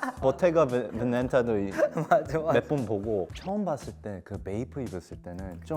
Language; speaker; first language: Korean; early bilingual, heritage; English